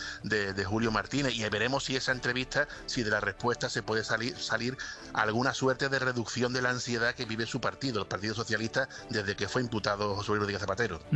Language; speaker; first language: Spanish; native; Spanish